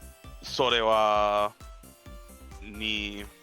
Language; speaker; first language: Japanese; non-native, learner; English